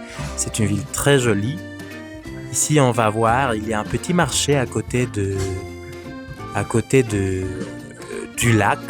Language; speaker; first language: French; non-native, fluent; Spanish